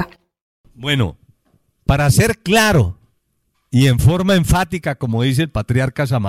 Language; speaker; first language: Spanish; native; Spanish